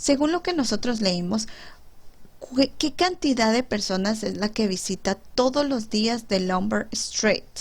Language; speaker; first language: Spanish; native; Spanish